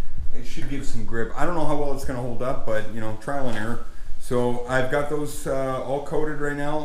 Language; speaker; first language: English; native; English